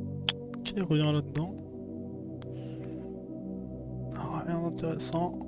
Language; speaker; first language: French; native; French